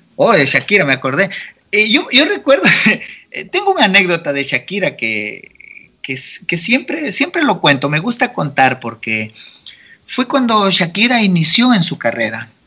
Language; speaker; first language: Spanish; native; Spanish